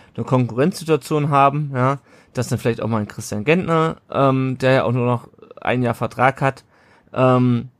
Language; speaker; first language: German; native; German